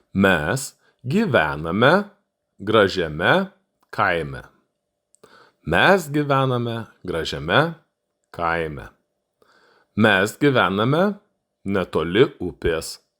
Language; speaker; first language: Lithuanian; non-native, fluent; Russian